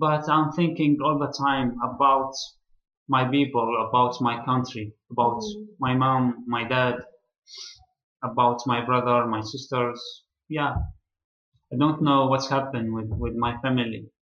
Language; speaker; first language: English; non-native, learner; Arabic